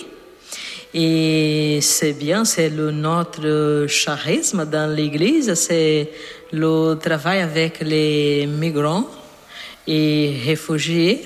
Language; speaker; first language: French; non-native, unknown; Portuguese